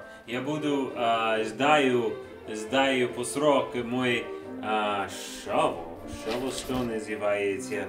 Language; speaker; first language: Russian; non-native, learner; English